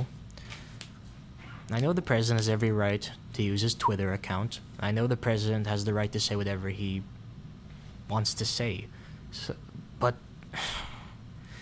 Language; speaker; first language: English; non-native, local second language; Filipino